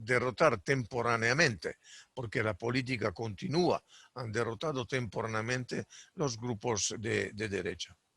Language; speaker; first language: Spanish; non-native, fluent; Italian